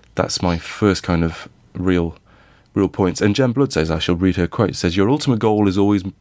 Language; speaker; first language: English; native; English